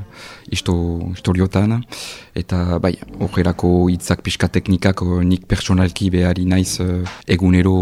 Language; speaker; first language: Basque; non-native, local second language; French